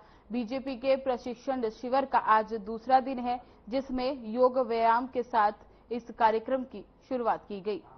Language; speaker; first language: Hindi; native; Hindi